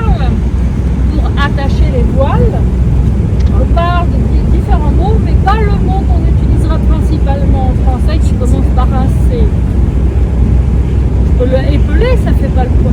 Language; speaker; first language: French; non-native, fluent; Russian